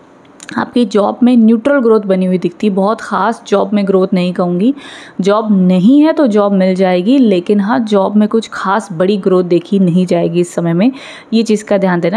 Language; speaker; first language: Hindi; native; Hindi